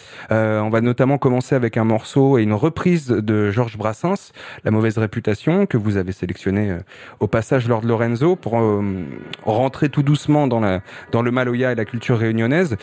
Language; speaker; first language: French; native; French